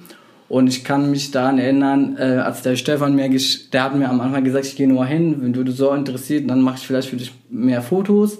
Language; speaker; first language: German; non-native, fluent; Arabic